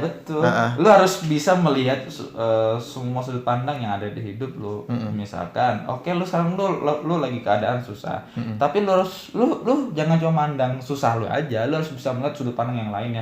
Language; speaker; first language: Indonesian; native; Indonesian